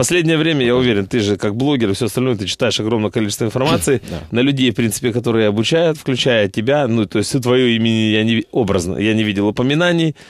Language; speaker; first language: Russian; native; Russian